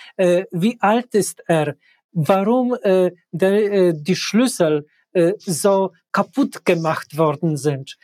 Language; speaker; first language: German; non-native, fluent; Polish